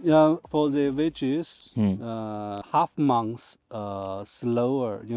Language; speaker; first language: English; non-native, learner; Chinese